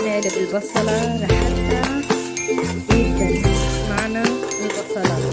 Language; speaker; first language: Arabic; native; Arabic